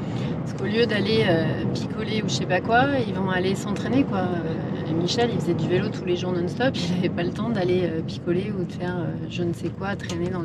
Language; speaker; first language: French; native; French